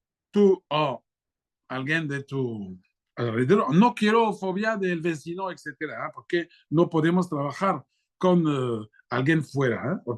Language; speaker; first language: Spanish; non-native, fluent; French